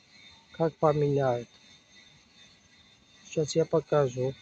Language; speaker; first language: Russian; non-native, local second language; Uzbek